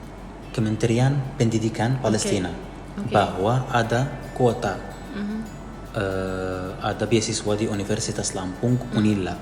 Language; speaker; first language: Indonesian; non-native, fluent; Arabic